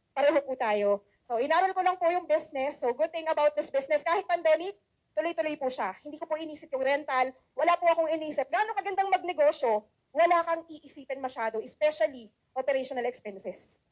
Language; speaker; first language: Filipino; non-native, local second language; Bikol